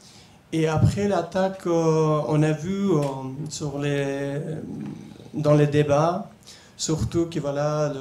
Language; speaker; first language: French; non-native, fluent; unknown